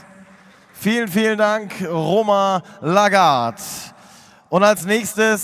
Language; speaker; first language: German; native; German